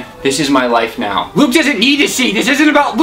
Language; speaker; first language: English; native; English